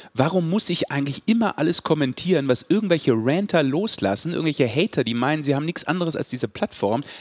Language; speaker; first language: German; native; German